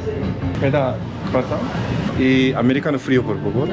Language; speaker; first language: Spanish; non-native, learner; Korean